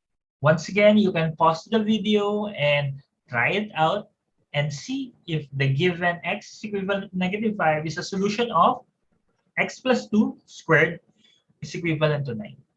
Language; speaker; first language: English; non-native, local second language; Filipino